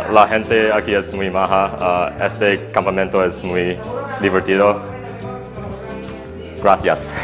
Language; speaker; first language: Spanish; non-native, learner; English